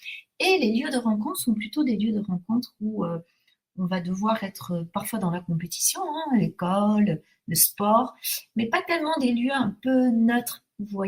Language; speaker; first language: French; native; French